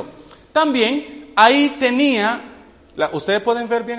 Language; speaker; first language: Spanish; non-native, fluent; English